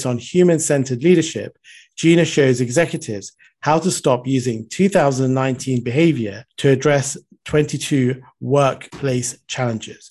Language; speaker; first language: English; non-native, local second language; Sinhala